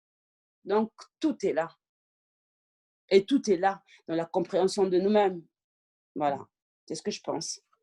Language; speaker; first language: French; early bilingual, other home language; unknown